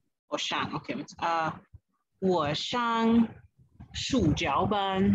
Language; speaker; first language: Chinese; non-native, learner; English